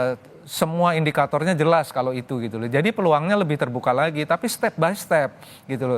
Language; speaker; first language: Indonesian; native; Indonesian